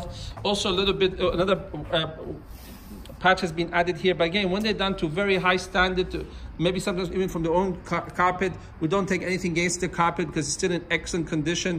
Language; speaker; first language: English; non-native, fluent; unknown